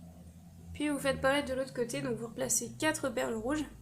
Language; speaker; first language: French; native; French